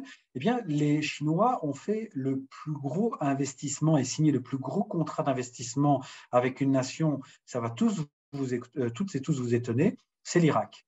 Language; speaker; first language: French; native; French